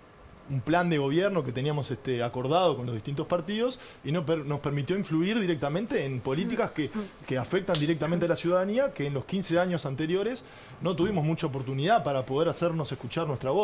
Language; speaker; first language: Spanish; native; Spanish